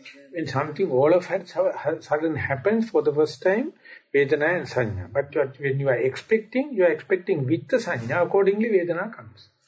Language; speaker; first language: English; non-native, local second language; Sinhala